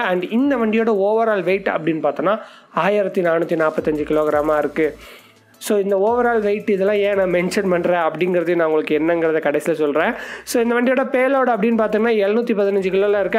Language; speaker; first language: Tamil; native; Tamil